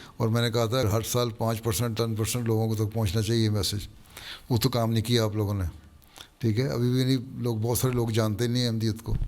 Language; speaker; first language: Urdu; native; Urdu